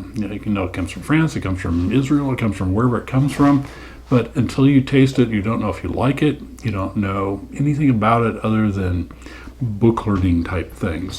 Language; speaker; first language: English; native; English